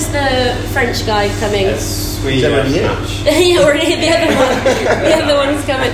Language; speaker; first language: English; native; English